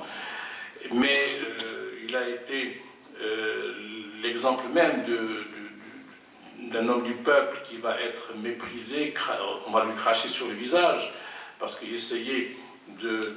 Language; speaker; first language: French; non-native, local second language; Arabic